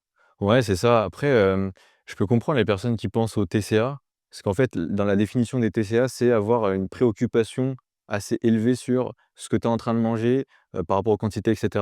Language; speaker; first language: French; native; French